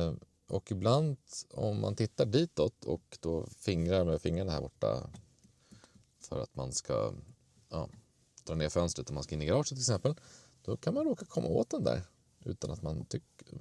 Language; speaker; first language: Swedish; native; Swedish